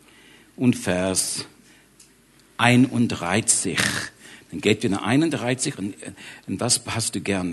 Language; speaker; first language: German; non-native, learner; English